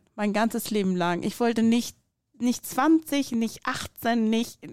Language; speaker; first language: German; non-native, fluent; Persian